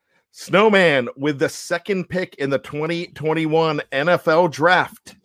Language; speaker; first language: English; native; English